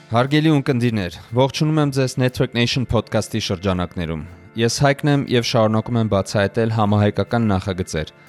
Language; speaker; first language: Armenian; native; Armenian